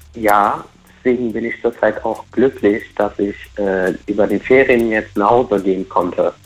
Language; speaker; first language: German; non-native, fluent; Portuguese